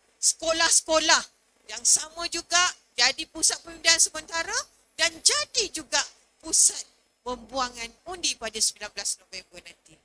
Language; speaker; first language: Malay; native; Malay